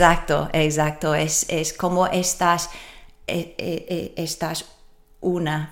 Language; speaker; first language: Spanish; non-native, learner; English